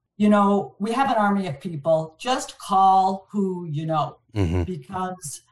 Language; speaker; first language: English; non-native, fluent; French